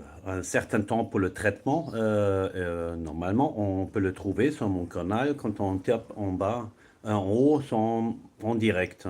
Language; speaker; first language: French; non-native, fluent; German